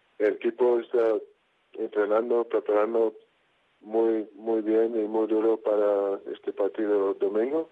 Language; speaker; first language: Spanish; non-native, fluent; English